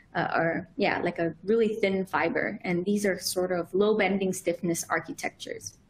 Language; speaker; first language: English; native; English